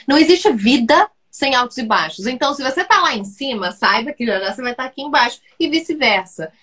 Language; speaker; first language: Portuguese; native; Portuguese